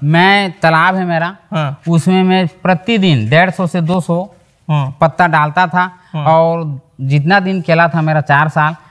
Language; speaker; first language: Hindi; native; Hindi